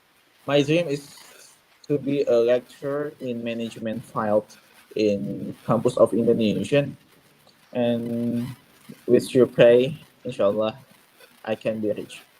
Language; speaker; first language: English; non-native, learner; Indonesian